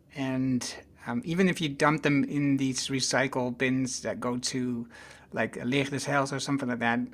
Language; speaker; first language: English; non-native, fluent; Dutch